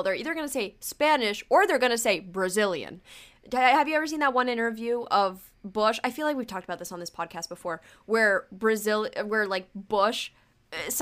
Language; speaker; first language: English; early bilingual, other home language; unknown